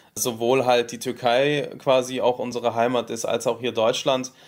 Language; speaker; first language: German; native; German